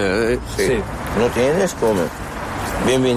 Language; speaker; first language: Spanish; non-native, learner; Arabic